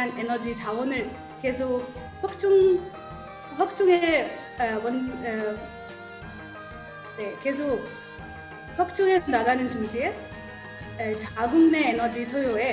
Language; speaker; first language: Korean; non-native, fluent; Arabic